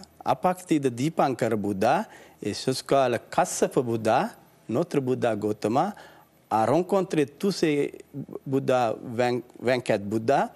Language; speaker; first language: French; non-native, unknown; Sinhala